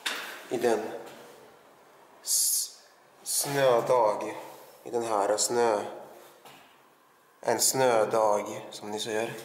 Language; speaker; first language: Swedish; early bilingual, other home language; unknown